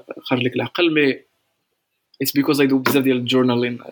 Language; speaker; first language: English; non-native, fluent; Arabic